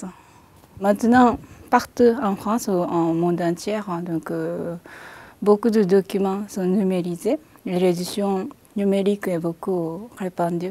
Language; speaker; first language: French; non-native, fluent; Japanese